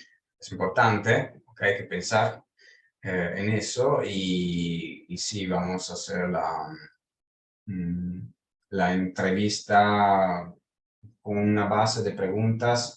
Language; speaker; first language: Spanish; non-native, fluent; Italian